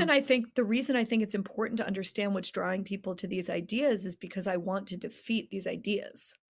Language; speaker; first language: English; native; English